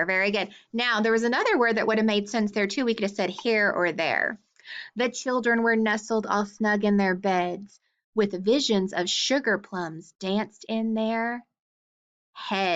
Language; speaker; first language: English; native; English